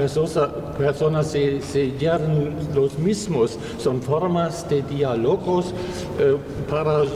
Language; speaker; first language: Spanish; non-native, fluent; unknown